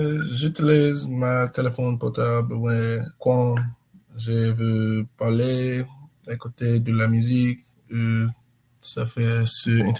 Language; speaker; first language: French; non-native, learner; English